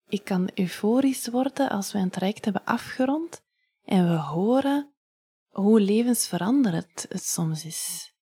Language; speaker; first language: Dutch; native; Dutch